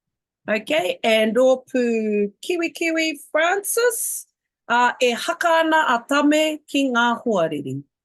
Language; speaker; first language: Māori; non-native, local second language; English